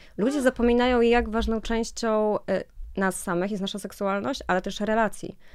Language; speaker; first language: Polish; native; Polish